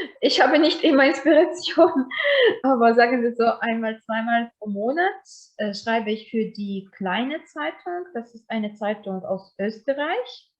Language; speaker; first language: German; non-native, fluent; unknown